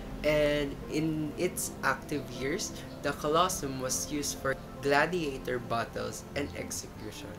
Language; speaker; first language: English; non-native, local second language; Filipino